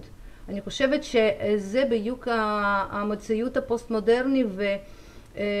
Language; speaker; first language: Hebrew; non-native, fluent; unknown